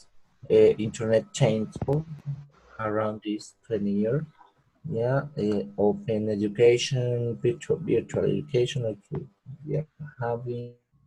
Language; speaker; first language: English; non-native, learner; Spanish